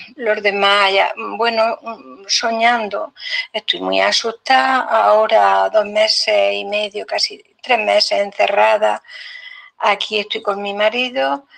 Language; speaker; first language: Spanish; native; Spanish